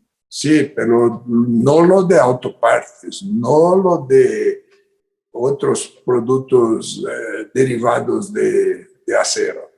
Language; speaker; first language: Spanish; non-native, fluent; Portuguese